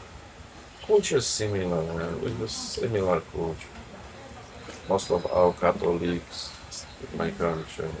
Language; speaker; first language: English; non-native, learner; Polish